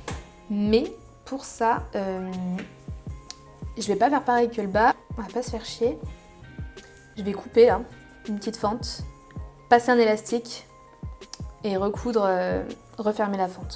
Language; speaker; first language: French; native; French